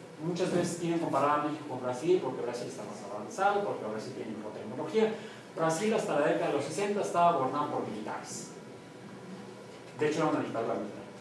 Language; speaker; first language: Spanish; native; Spanish